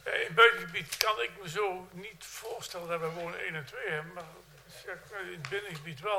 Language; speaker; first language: Dutch; native; Dutch